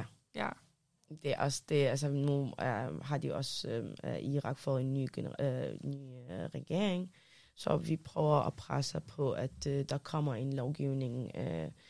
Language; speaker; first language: Danish; early bilingual, other home language; Arabic